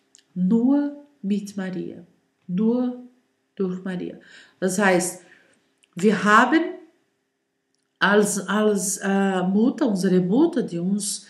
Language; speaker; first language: German; non-native, learner; Portuguese